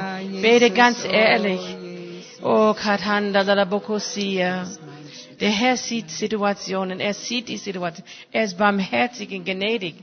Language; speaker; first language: German; non-native, fluent; English